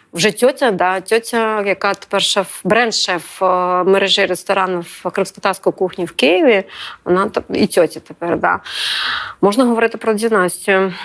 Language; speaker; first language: Ukrainian; native; Ukrainian